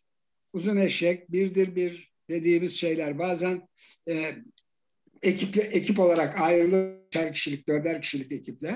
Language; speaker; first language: Turkish; native; Turkish